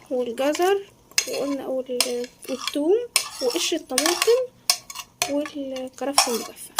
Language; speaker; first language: Arabic; native; Arabic